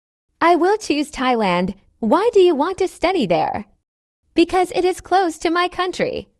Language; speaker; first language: English; non-native, fluent; Burmese